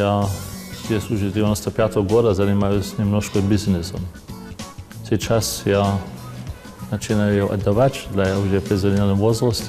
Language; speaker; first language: Russian; non-native, fluent; German